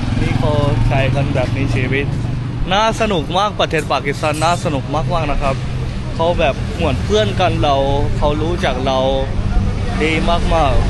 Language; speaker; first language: Thai; non-native, fluent; Urdu